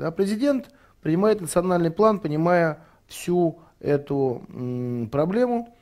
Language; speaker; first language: Russian; native; Russian